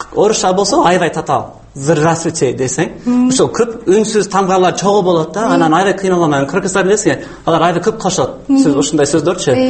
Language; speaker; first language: Kyrgyz; non-native, fluent; English